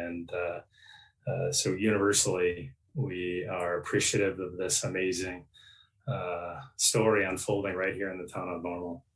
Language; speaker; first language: English; native; English